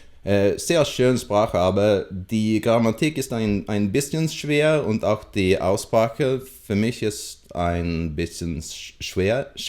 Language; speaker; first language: German; non-native, learner; Swedish